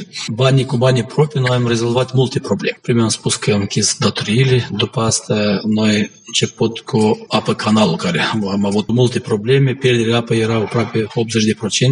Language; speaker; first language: Romanian; non-native, local second language; Gagauz